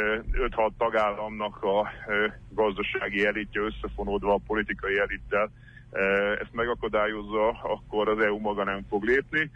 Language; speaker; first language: Hungarian; native; Hungarian